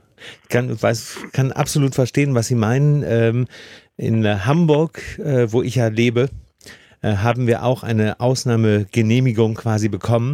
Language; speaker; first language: German; native; German